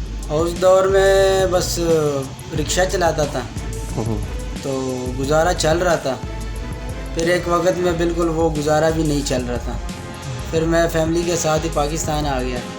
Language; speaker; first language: Hindi; non-native, local second language; Pashto